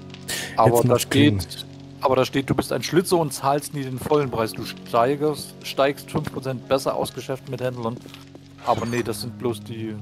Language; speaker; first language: German; native; German